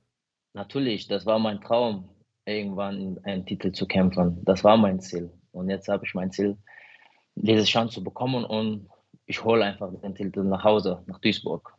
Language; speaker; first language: German; non-native, fluent; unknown